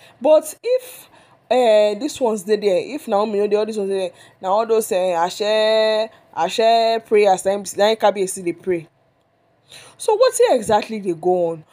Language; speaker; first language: Nigerian Pidgin; non-native, local second language; Yoruba